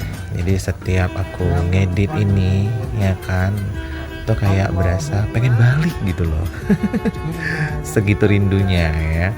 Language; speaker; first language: Indonesian; native; Indonesian